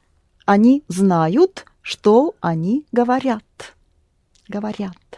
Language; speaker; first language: Russian; non-native, fluent; English